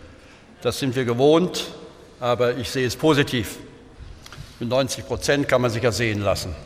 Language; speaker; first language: German; native; German